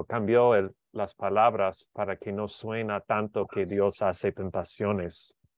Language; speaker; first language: Spanish; non-native, learner; English